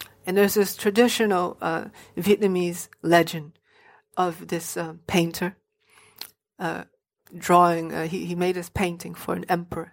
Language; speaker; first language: English; native; English